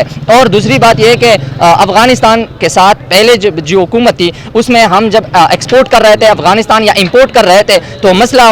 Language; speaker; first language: Hindi; non-native, local second language; Pashto